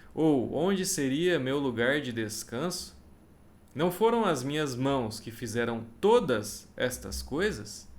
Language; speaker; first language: Portuguese; native; Portuguese